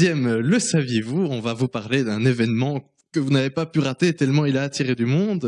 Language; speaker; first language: French; native; French